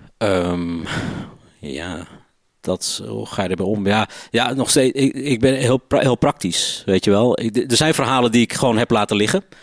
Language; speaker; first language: Dutch; native; Dutch